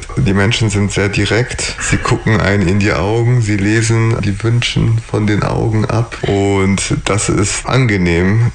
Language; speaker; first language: German; early bilingual, other home language; Polish